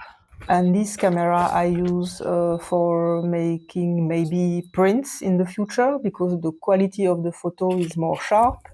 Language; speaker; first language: English; non-native, fluent; French